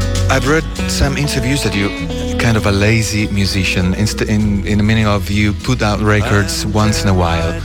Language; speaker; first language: English; non-native, fluent; Italian